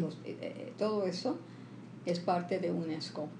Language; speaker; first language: Spanish; early bilingual, heritage; Spanish